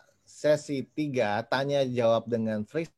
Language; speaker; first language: Indonesian; native; Indonesian